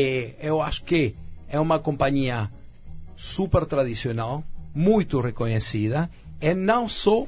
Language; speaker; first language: Portuguese; non-native, fluent; Spanish